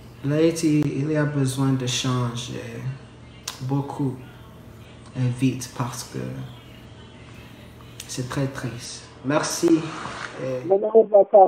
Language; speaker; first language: French; non-native, learner; English